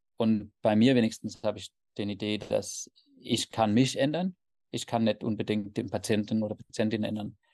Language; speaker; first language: German; non-native, fluent; Danish